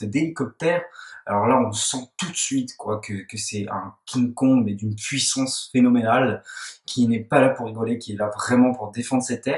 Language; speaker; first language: French; native; French